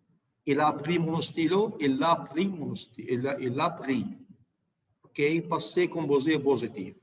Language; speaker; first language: French; non-native, fluent; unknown